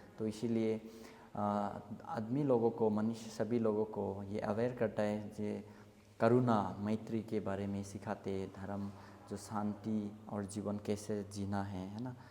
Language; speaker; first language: Hindi; non-native, local second language; Assamese